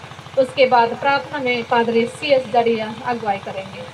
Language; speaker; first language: Hindi; non-native, local second language; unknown